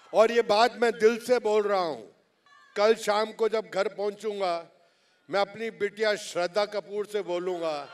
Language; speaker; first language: Hindi; native; Hindi